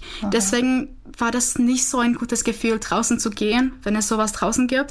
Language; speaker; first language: German; non-native, fluent; Czech